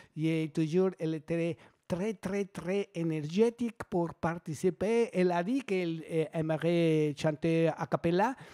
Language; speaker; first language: French; non-native, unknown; Spanish